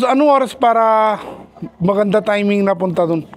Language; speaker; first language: Filipino; non-native, learner; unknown